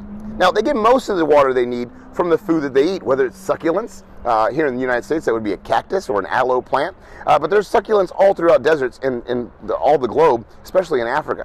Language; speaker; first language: English; native; English